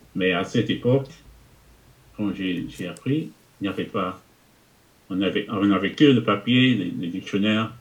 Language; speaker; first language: French; non-native, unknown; English